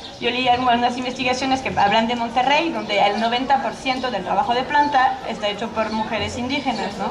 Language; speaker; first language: Spanish; non-native, fluent; French